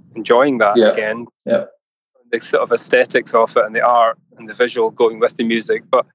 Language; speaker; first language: English; native; English